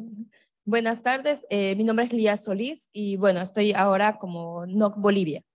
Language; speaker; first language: Spanish; native; Spanish